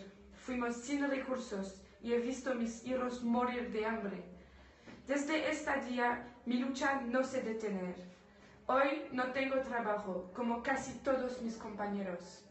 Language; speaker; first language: Spanish; non-native, learner; French